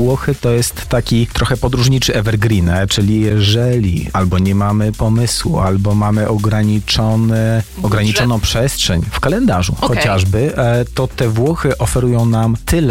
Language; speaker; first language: Polish; native; Polish